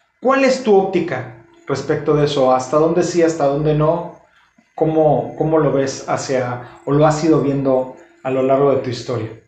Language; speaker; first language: Spanish; native; Spanish